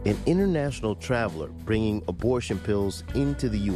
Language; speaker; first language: English; native; English